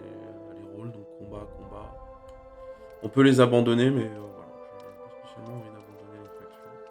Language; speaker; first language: French; native; French